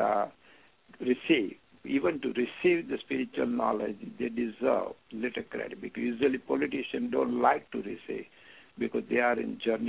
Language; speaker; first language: English; non-native, local second language; Gujarati